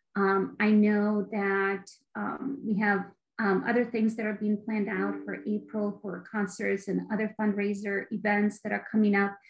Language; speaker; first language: English; non-native, fluent; Ukrainian